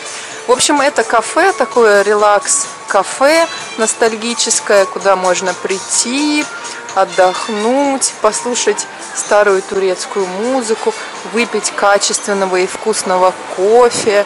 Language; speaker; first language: Russian; native; Russian